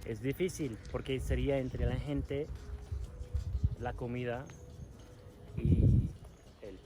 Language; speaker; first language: Spanish; non-native, fluent; English